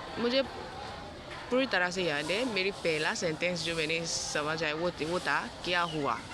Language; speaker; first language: Hindi; non-native, fluent; Yoruba